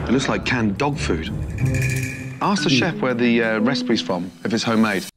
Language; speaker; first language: English; native; English